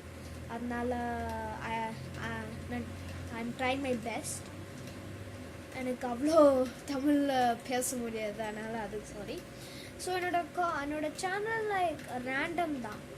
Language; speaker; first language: Tamil; early bilingual, heritage; Tamil